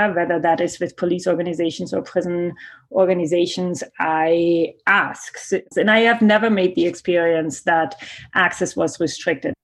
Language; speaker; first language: English; non-native, fluent; German